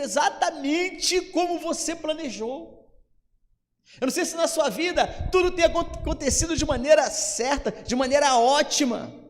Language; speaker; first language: Portuguese; native; Portuguese